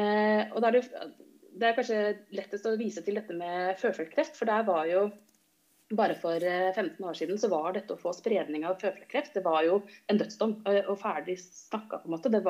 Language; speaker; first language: Norwegian; native; Norwegian